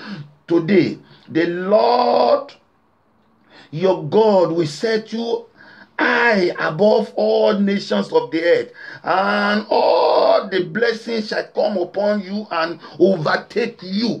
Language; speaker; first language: English; non-native, local second language; Yoruba